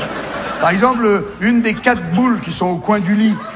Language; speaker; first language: French; native; French